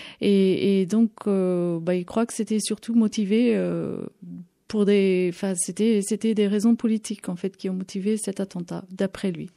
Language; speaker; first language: French; native; French